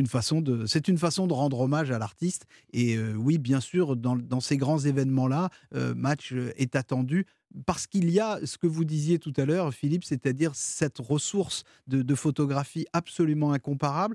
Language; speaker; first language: French; native; French